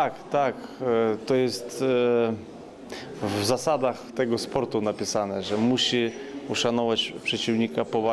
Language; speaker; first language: Polish; non-native, learner; Ukrainian